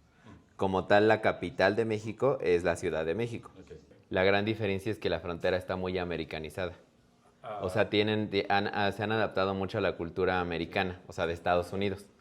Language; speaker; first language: Spanish; native; Spanish